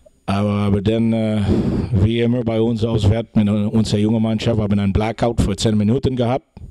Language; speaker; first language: German; non-native, fluent; French